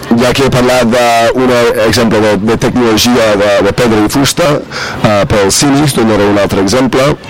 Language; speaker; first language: Catalan; non-native, fluent; English